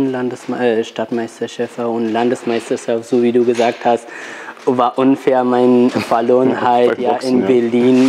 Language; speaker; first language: German; non-native, fluent; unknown